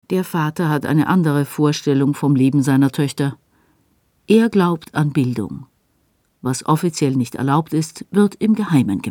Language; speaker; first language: German; native; German